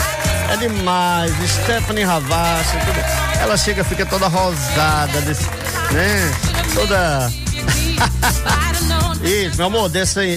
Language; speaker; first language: Portuguese; native; Portuguese